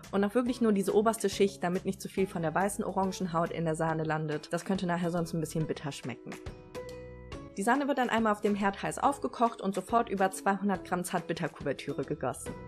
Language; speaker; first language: German; native; German